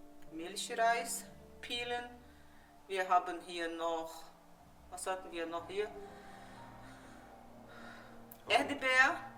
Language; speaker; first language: German; non-native, learner; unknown